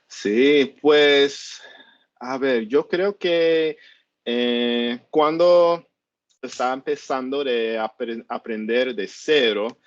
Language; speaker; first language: Spanish; non-native, learner; English